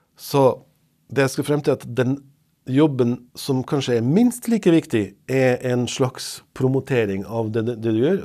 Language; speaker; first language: Norwegian; non-native, fluent; Serbian